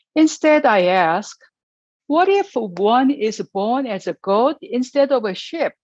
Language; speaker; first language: English; non-native, fluent; Korean